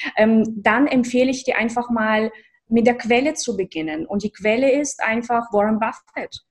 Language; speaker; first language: German; early bilingual, other home language; Russian